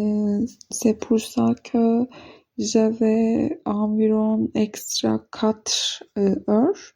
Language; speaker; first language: French; non-native, learner; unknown